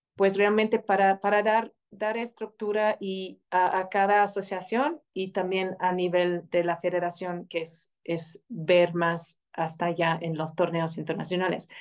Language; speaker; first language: Spanish; non-native, fluent; English